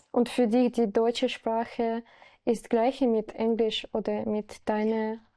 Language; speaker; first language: German; non-native, learner; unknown